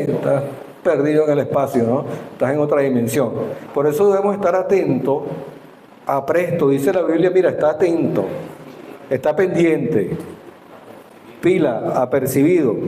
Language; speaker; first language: Spanish; native; Spanish